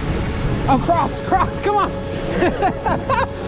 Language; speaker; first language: English; native; English